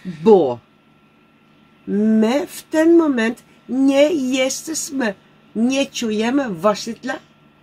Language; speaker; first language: Polish; non-native, learner; Dutch